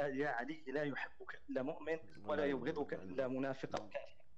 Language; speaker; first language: Arabic; native; Arabic